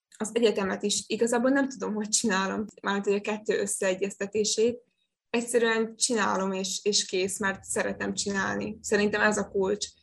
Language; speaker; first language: Hungarian; native; Hungarian